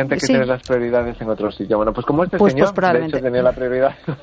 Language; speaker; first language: Spanish; native; Spanish